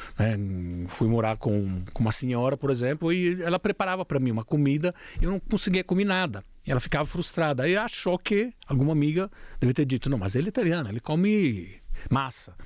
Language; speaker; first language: Portuguese; non-native, fluent; Italian